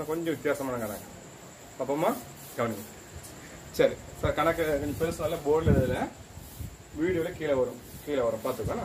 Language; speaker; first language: Tamil; native; Tamil